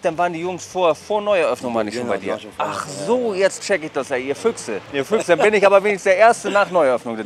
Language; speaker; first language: German; native; German